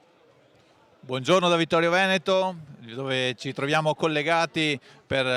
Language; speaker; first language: Italian; native; Italian